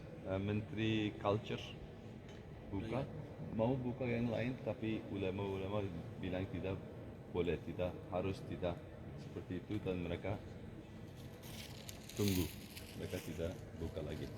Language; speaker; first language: Indonesian; non-native, learner; Turkish